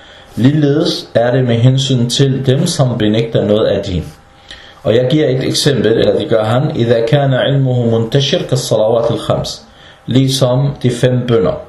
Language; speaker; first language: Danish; early bilingual, other home language; Arabic